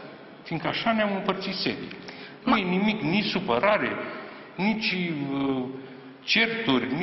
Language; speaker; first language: Romanian; native; Romanian